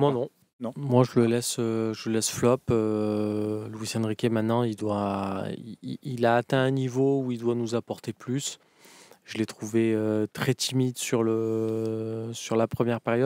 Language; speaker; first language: French; native; French